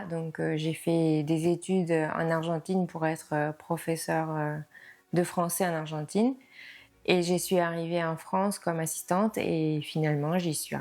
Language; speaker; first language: French; non-native, fluent; Spanish